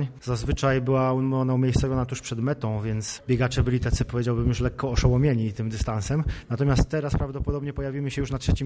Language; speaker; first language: Polish; native; Polish